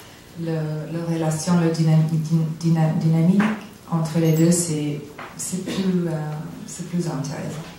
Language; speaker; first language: French; non-native, learner; English